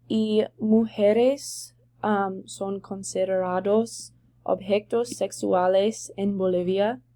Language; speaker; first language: Spanish; non-native, learner; English